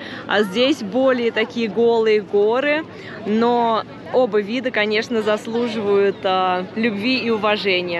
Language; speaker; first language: Russian; native; Russian